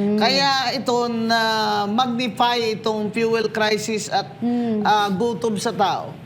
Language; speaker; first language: Filipino; non-native, local second language; Hiligaynon